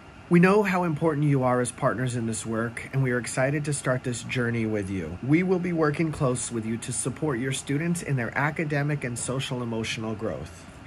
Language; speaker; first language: English; native; English